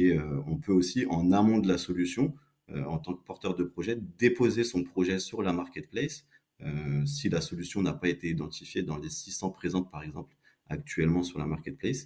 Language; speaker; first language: French; native; French